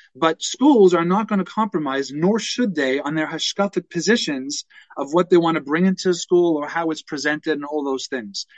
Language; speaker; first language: English; native; English